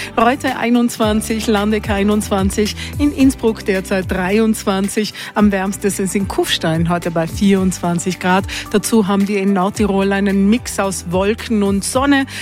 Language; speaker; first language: German; native; German